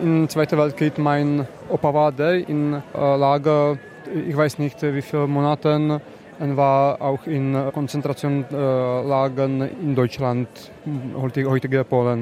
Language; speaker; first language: German; non-native, learner; Czech